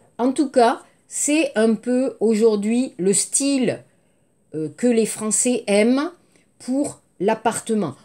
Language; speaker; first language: French; native; French